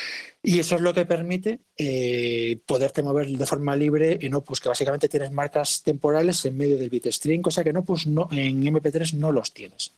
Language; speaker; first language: Spanish; native; Spanish